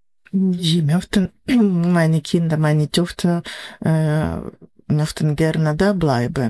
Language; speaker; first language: German; non-native, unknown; Ukrainian